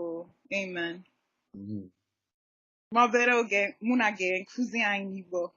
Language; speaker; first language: Igbo; non-native, learner; English